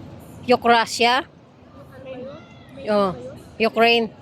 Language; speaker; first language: English; non-native, local second language; Filipino